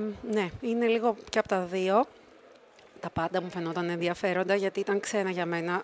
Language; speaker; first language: Greek; native; Greek